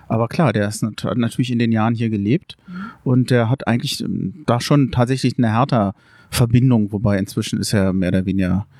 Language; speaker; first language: German; native; German